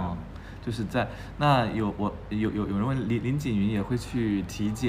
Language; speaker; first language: Chinese; non-native, fluent; Thai